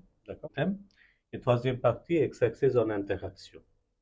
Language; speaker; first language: French; non-native, fluent; Bangla